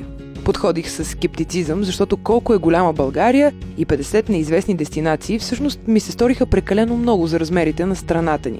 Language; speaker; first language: Bulgarian; native; Bulgarian